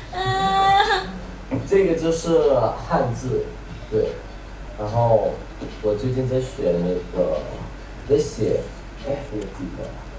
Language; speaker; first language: Chinese; non-native, learner; Thai